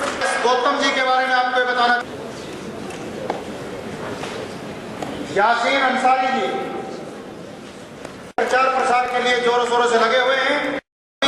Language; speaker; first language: Hindi; native; Hindi